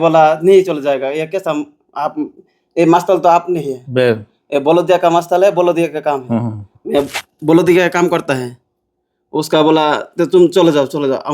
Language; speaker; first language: Hindi; non-native, learner; Bangla